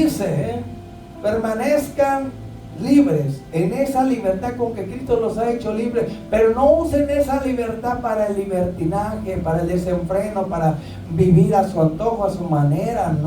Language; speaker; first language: Spanish; native; Spanish